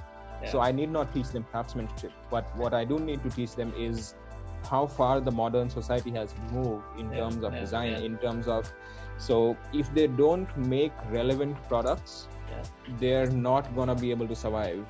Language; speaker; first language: English; non-native, local second language; Gujarati